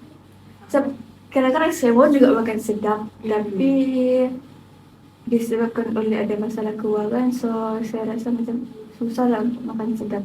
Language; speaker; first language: Malay; native; Malay